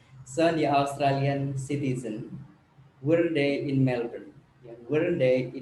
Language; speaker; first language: English; non-native, learner; Indonesian